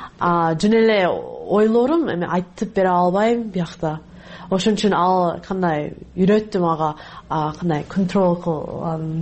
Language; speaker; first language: Kyrgyz; non-native, fluent; English